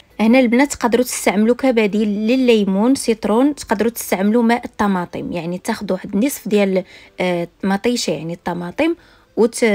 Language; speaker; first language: Arabic; native; Arabic